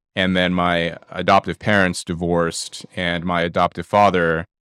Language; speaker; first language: English; native; English